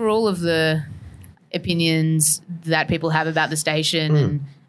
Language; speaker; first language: English; native; English